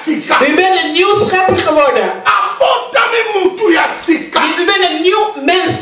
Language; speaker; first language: Dutch; non-native, learner; Lingala